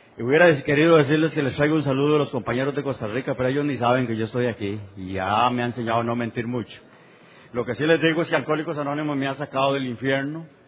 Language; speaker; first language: Spanish; native; Spanish